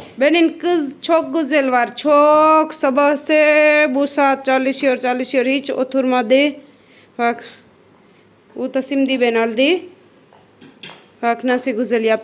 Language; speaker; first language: Turkish; non-native, learner; Gujarati